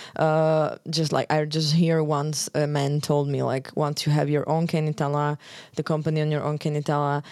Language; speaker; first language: English; non-native, fluent; Slovak